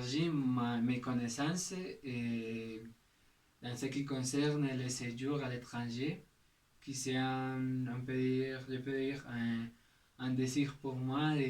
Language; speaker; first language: French; non-native, learner; Spanish